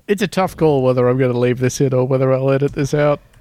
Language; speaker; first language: English; native; English